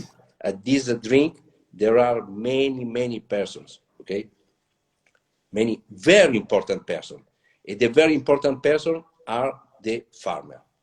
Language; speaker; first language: English; non-native, learner; Italian